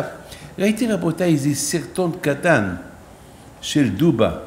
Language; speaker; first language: Hebrew; non-native, fluent; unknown